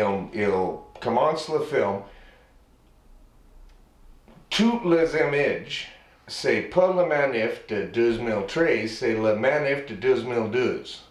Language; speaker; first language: French; non-native, learner; English